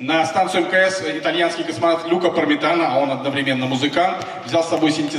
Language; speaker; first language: Russian; native; Russian